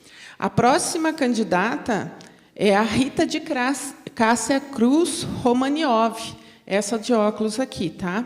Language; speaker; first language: Portuguese; native; Portuguese